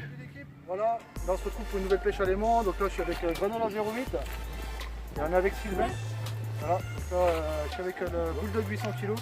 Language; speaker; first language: French; native; French